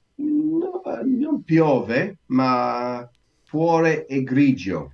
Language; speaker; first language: Italian; non-native, learner; English